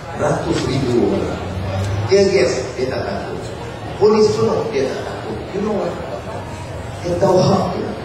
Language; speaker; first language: Malay; native; Malay